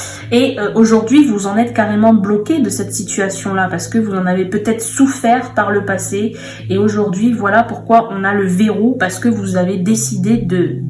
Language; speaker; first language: French; native; French